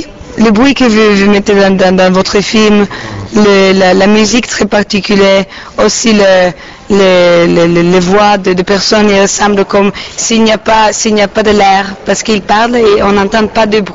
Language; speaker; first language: French; non-native, learner; Italian